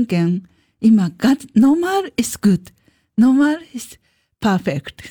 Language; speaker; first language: German; non-native, learner; Japanese